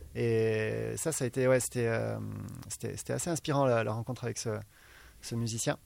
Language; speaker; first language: French; native; French